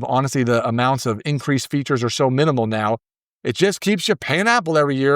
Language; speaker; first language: English; native; English